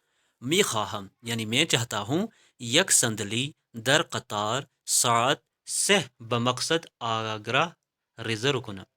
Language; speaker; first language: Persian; non-native, fluent; Urdu